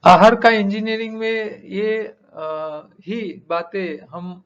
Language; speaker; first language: Hindi; non-native, local second language; Gujarati